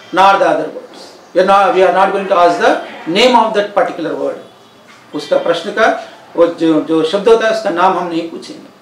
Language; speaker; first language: Hindi; non-native, local second language; Telugu